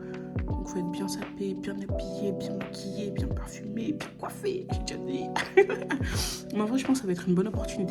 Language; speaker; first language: French; native; French